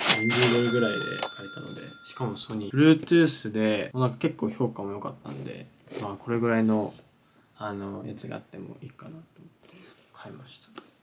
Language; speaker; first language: Japanese; native; Japanese